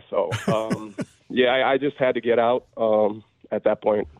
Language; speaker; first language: English; non-native, fluent; Swedish